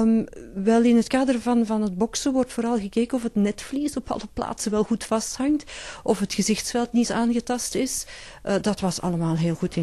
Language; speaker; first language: Dutch; native; Dutch